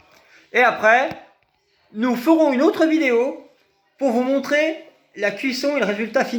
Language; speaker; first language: French; native; French